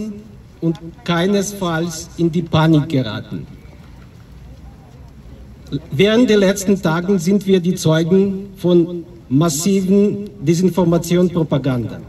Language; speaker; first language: German; non-native, fluent; Ukrainian